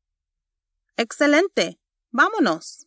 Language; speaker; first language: Spanish; non-native, learner; English